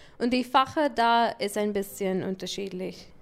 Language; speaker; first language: German; non-native, learner; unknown